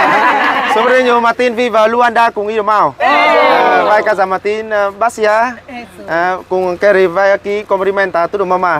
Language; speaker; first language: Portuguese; non-native, learner; Vietnamese